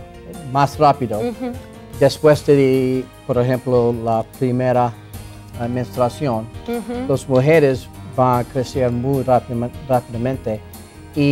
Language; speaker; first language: Spanish; non-native, learner; English